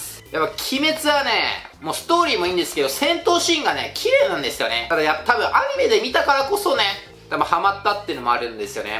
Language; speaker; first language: Japanese; native; Japanese